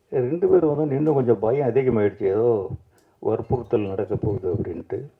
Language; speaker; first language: Tamil; native; Tamil